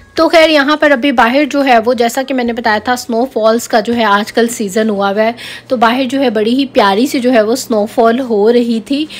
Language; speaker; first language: Urdu; native; Urdu